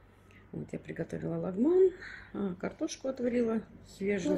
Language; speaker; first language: Russian; native; Russian